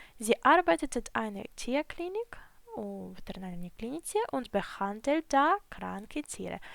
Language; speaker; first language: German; non-native, fluent; Ukrainian